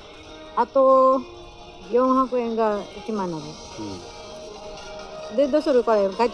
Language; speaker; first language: Japanese; non-native, learner; Filipino